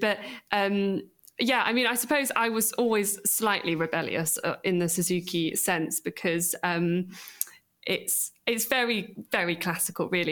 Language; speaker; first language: English; native; English